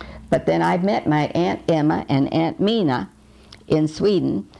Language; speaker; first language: English; early bilingual, other home language; Swedish